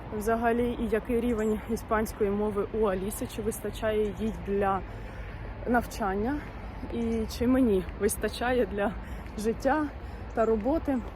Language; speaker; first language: Ukrainian; native; Ukrainian